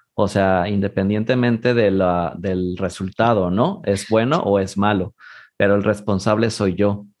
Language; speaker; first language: Spanish; native; Spanish